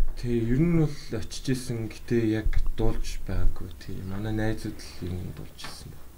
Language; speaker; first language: Mongolian; early bilingual, heritage; Mongolian